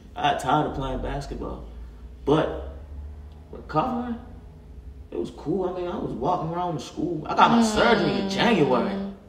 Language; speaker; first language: English; native; English